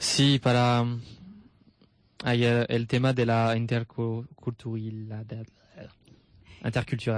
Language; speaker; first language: Spanish; non-native, learner; French